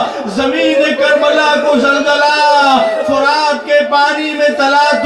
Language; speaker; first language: Urdu; native; Urdu